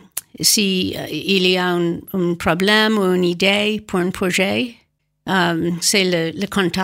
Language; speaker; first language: French; non-native, learner; English